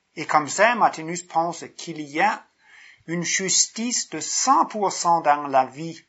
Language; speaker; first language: French; non-native, fluent; Danish